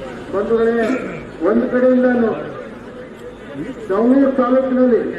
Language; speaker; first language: Kannada; native; Kannada